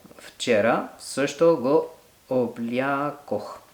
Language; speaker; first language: Bulgarian; non-native, learner; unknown